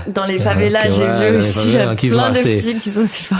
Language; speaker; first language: French; native; French